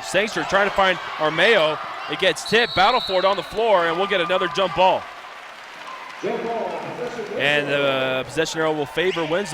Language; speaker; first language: English; native; English